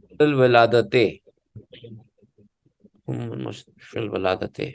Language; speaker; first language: Arabic; non-native, learner; Urdu